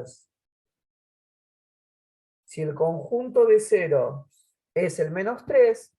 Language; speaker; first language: Spanish; native; Spanish